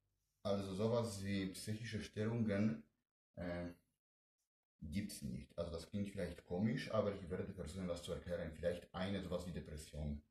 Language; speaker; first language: German; non-native, fluent; Polish